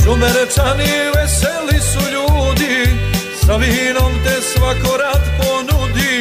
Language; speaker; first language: Serbian; native; Serbian